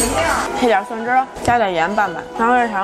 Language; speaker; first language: Chinese; native; Chinese